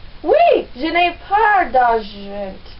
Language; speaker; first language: French; non-native, learner; English